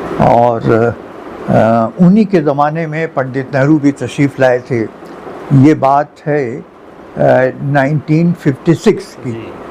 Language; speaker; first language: Urdu; native; Urdu